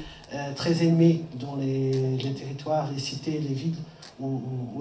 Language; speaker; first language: French; non-native, fluent; Portuguese